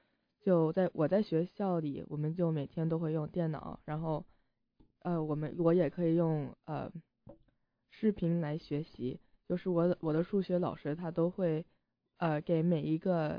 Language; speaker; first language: Chinese; early bilingual, heritage; Chinese